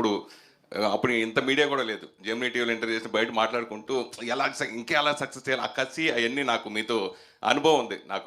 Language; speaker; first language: Telugu; native; Telugu